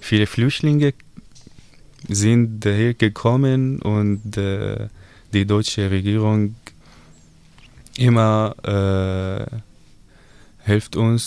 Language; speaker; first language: German; non-native, learner; Arabic